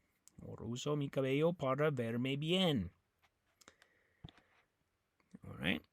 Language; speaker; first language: Spanish; non-native, fluent; English